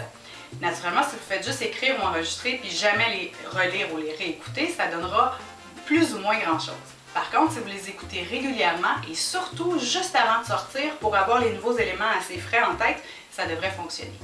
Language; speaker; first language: French; native; French